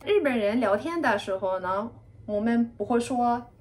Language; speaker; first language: Chinese; non-native, fluent; Japanese